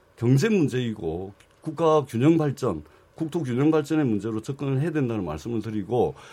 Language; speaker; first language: Korean; native; Korean